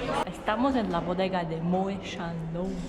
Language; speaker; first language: Spanish; non-native, fluent; Portuguese